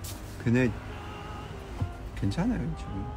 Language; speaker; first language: Korean; non-native, learner; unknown